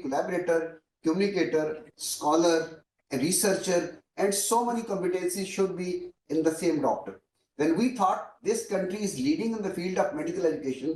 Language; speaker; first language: English; non-native, local second language; Urdu